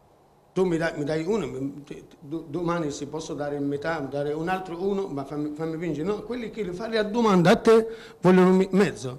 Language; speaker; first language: Italian; non-native, learner; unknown